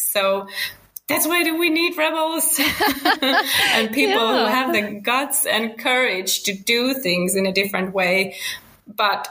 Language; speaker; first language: English; non-native, fluent; Finnish